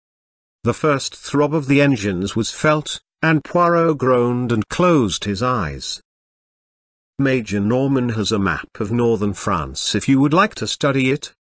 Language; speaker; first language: English; non-native, fluent; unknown